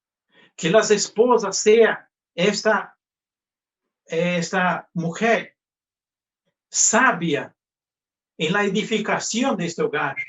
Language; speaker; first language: Spanish; non-native, fluent; Portuguese